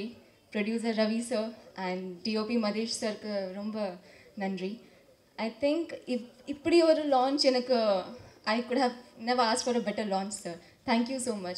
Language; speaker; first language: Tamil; non-native, fluent; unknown